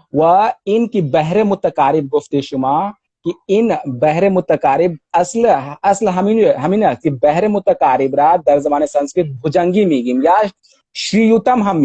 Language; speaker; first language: Persian; non-native, learner; Hindi